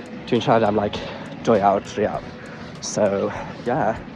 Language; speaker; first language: Welsh; non-native, learner; English